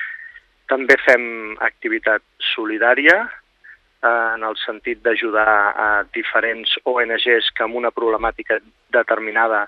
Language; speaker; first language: Catalan; native; Catalan